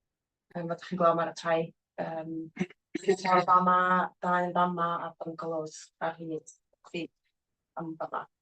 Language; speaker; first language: Welsh; native; Welsh